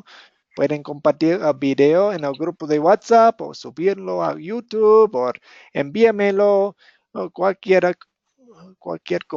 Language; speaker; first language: Spanish; non-native, fluent; English